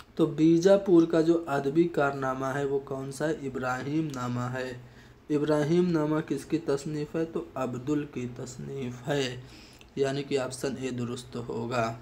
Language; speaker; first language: Urdu; native; Urdu